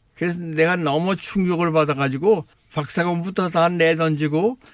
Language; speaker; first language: Korean; native; Korean